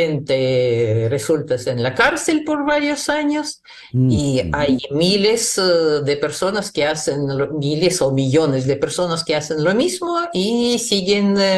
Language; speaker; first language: Spanish; non-native, fluent; Russian